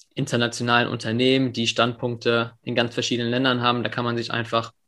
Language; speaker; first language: German; early bilingual, other home language; English